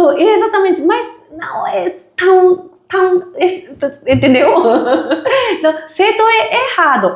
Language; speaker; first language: Portuguese; non-native, fluent; Japanese